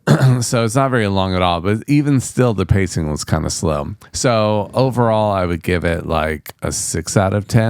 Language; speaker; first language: English; native; English